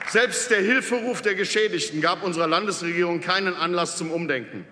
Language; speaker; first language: German; native; German